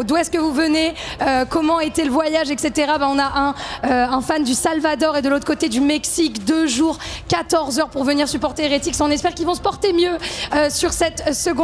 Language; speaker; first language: French; native; French